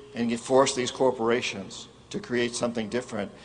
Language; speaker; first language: English; native; English